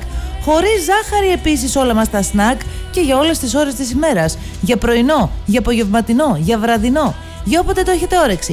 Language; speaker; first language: Greek; native; Greek